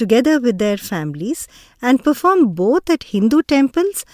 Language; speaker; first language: English; non-native, local second language; Telugu